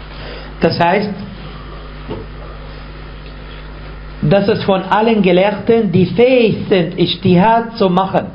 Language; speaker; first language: German; non-native, fluent; Arabic